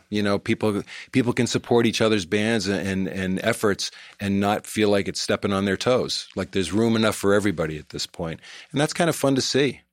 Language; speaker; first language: English; native; English